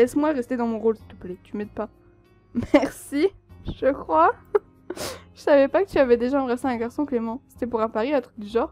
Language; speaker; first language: French; native; French